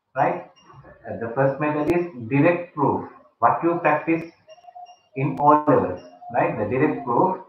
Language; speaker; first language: English; non-native, local second language; Sinhala